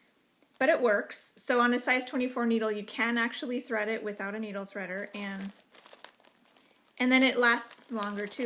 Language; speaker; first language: English; native; English